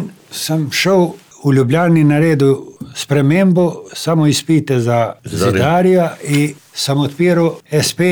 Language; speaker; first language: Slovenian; non-native, fluent; Albanian